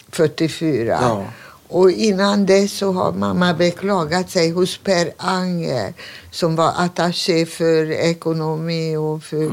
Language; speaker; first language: Swedish; non-native, fluent; Hungarian